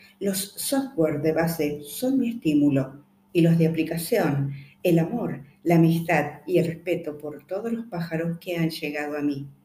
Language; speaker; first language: Spanish; native; Spanish